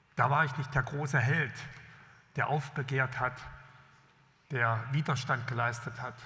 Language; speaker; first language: German; native; German